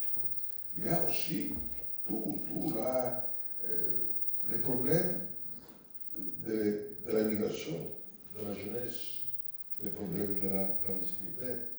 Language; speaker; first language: French; non-native, learner; Italian